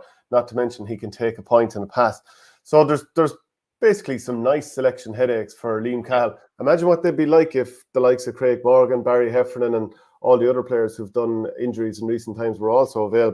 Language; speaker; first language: English; native; English